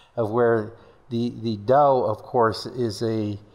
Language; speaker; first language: English; native; English